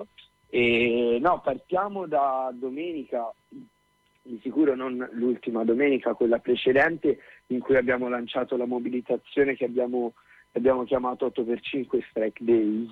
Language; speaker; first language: Italian; native; Italian